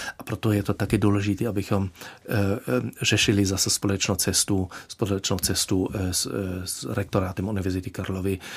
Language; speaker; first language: Czech; non-native, fluent; German